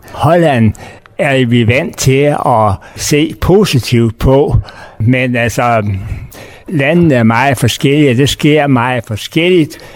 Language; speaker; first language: Danish; native; Danish